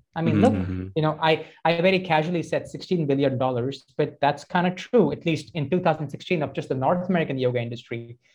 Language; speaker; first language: English; non-native, local second language; Hindi